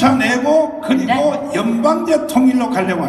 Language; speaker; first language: Korean; native; Korean